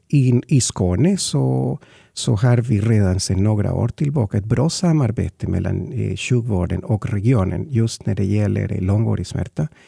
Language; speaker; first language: Swedish; non-native, fluent; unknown